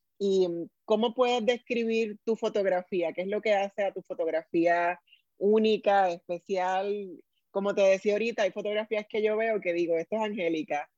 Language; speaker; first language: Spanish; native; Spanish